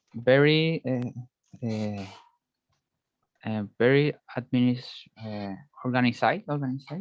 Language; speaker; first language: English; non-native, learner; Spanish